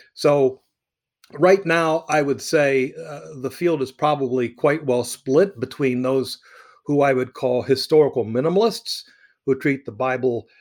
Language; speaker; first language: English; early bilingual, other home language; Arabic